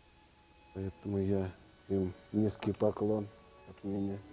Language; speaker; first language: Russian; native; Russian